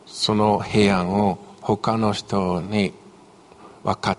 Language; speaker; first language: Japanese; non-native, fluent; English